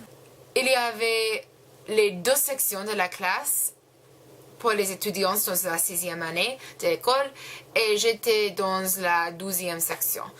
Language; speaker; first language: French; non-native, learner; English